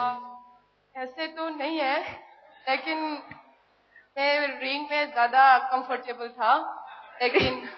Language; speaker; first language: Hindi; non-native, local second language; Manipuri